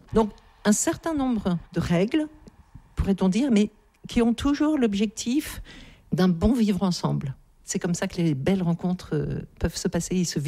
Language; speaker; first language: French; native; French